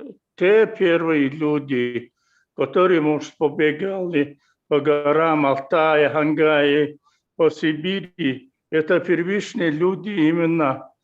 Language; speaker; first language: Russian; non-native, fluent; Mongolian